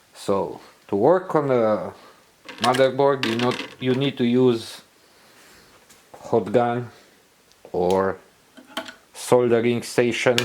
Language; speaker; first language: English; non-native, learner; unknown